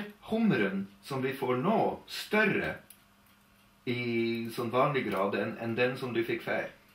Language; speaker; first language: Norwegian; non-native, learner; English